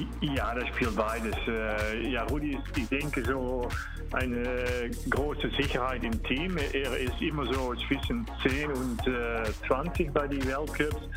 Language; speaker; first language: German; non-native, learner; Dutch